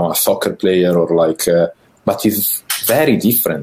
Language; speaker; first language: English; non-native, fluent; Italian